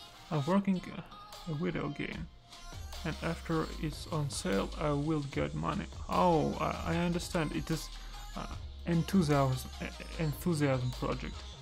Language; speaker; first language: English; non-native, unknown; Russian